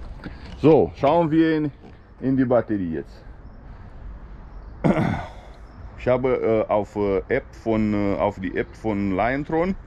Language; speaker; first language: German; non-native, fluent; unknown